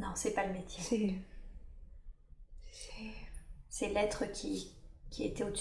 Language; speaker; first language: French; native; French